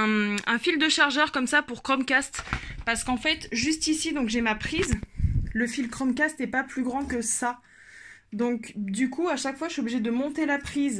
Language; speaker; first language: French; native; French